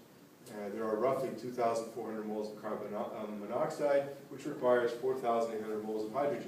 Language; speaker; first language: English; native; English